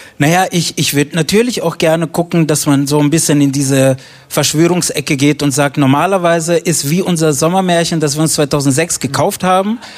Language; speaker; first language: German; early bilingual, other home language; Romany